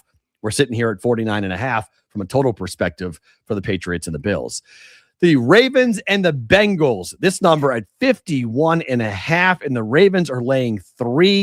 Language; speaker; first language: English; native; English